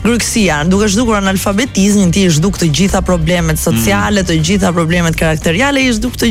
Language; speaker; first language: Albanian; native; Albanian